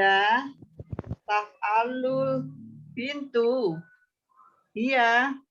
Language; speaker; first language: Arabic; non-native, learner; Indonesian